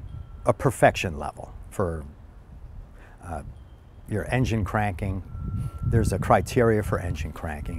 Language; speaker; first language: English; native; English